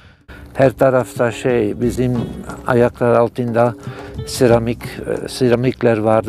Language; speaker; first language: Turkish; non-native, fluent; Dutch